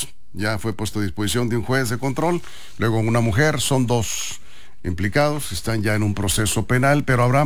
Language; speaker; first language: Spanish; native; Spanish